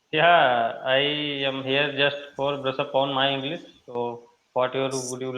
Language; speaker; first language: English; non-native, learner; Hindi